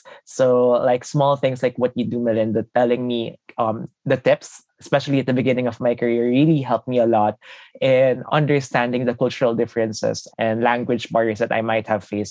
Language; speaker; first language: English; non-native, local second language; Filipino